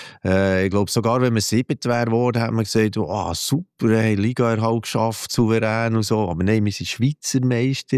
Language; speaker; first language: German; native; German